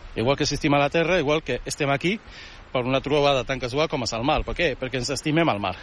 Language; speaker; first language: Catalan; early bilingual, other home language; Arabic